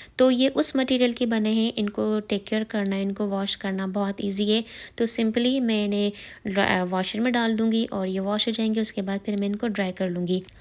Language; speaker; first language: Urdu; native; Urdu